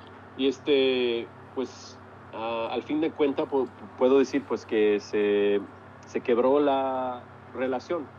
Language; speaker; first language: Spanish; early bilingual, heritage; English